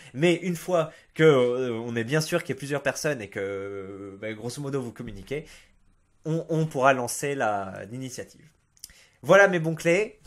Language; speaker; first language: French; native; French